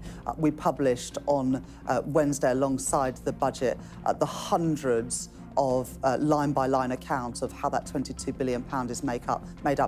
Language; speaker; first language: English; native; English